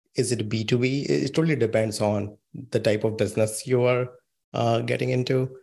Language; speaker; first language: English; non-native, local second language; Hindi